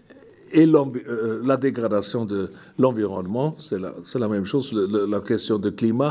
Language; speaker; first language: French; non-native, fluent; German